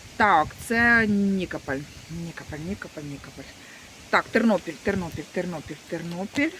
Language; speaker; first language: Ukrainian; non-native, local second language; Russian